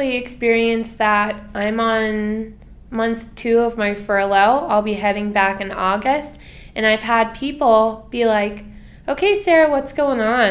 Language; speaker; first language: English; native; English